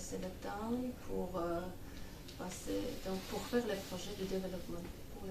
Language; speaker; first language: French; non-native, fluent; Armenian